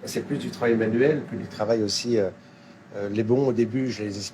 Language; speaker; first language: French; native; French